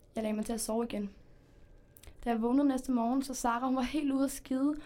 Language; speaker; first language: Danish; early bilingual, heritage; Spanish